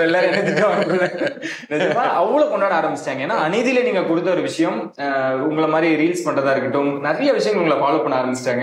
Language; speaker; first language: Tamil; native; Tamil